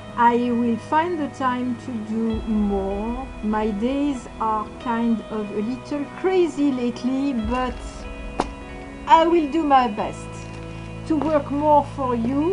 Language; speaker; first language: English; non-native, fluent; French